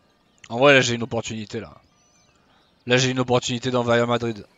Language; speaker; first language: French; native; French